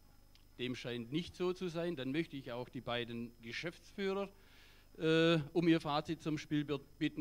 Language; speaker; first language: German; native; German